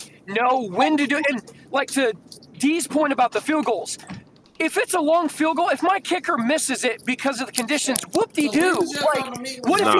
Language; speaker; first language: English; native; English